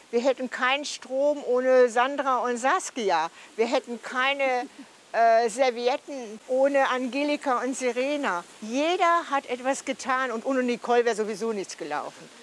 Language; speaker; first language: German; native; German